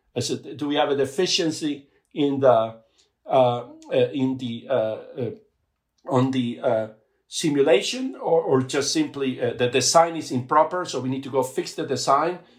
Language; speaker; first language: English; non-native, fluent; Spanish